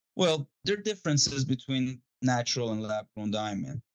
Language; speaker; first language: English; non-native, fluent; Persian